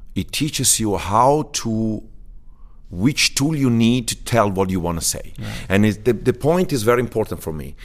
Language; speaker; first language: English; early bilingual, other home language; Italian